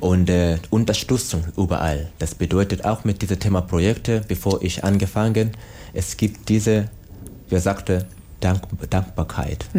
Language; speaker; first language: German; non-native, learner; Swahili